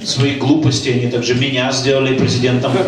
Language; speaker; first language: Russian; native; Russian